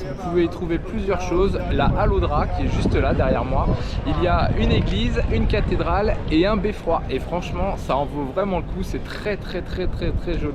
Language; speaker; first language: French; native; French